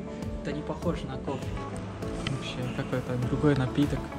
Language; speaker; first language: Russian; non-native, learner; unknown